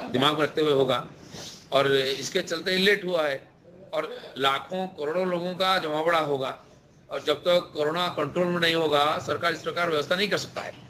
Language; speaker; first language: Hindi; non-native, local second language; Bangla